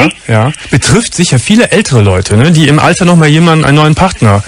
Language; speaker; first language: German; native; German